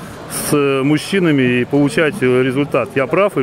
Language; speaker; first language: Russian; native; Russian